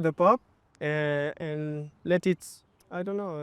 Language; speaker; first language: English; non-native, fluent; French